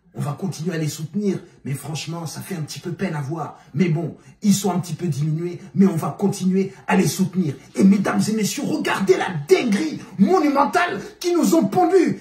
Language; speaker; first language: French; non-native, local second language; Bambara